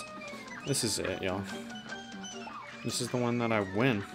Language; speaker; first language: English; native; English